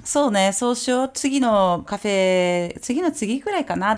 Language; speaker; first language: Japanese; native; Japanese